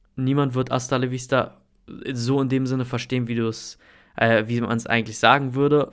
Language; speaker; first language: German; native; German